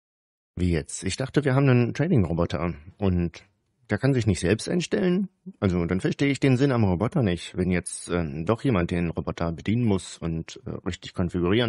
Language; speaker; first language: German; native; German